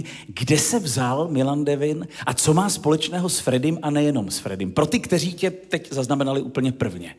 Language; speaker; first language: Czech; native; Czech